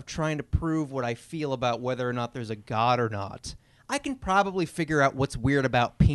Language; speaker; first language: English; native; English